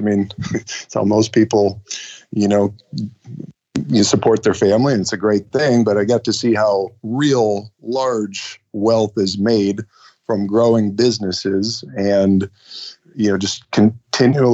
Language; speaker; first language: English; native; English